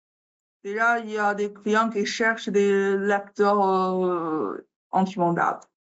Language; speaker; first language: French; non-native, learner; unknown